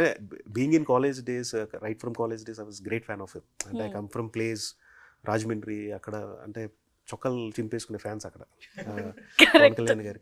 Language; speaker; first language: Telugu; native; Telugu